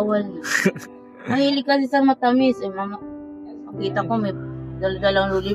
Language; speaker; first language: Filipino; non-native, local second language; Bikol